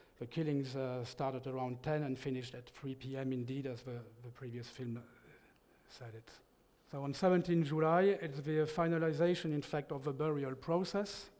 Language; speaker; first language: English; non-native, fluent; French